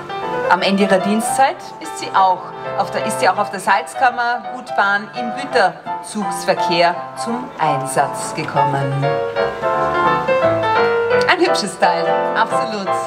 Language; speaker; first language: German; native; German